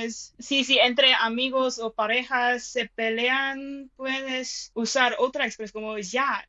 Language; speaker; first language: Spanish; non-native, fluent; Korean